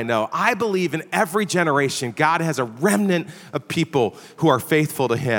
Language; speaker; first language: English; native; English